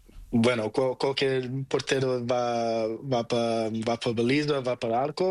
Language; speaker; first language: Spanish; non-native, learner; Portuguese